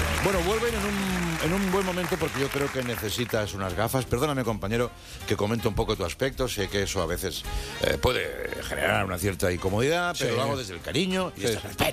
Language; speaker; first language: Spanish; native; Spanish